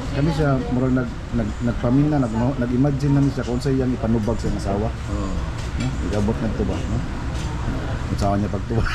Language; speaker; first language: Filipino; non-native, local second language; Cebuano